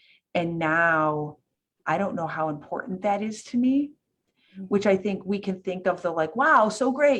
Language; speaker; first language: English; native; English